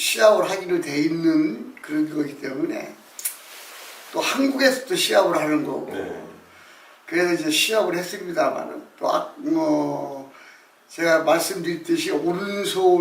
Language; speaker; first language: Korean; native; Korean